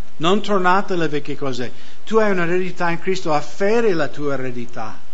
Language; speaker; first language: Italian; non-native, fluent; English